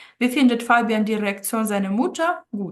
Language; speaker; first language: German; non-native, fluent; Ukrainian